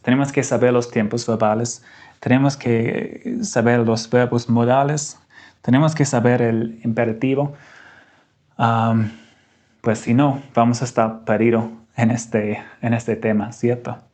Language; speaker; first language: Spanish; non-native, fluent; English